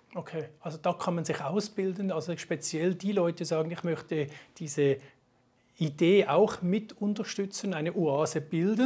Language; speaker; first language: German; native; German